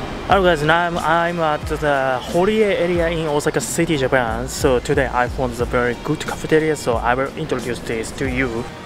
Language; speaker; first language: English; non-native, learner; Japanese